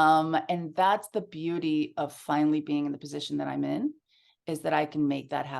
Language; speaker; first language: English; early bilingual, other home language; Spanish